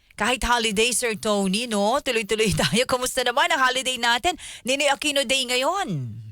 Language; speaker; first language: Filipino; native; Filipino